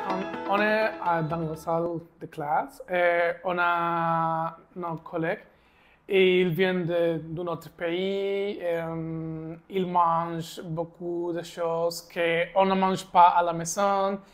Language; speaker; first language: French; non-native, learner; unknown